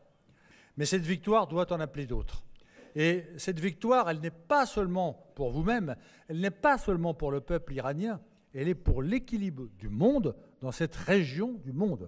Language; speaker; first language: French; native; French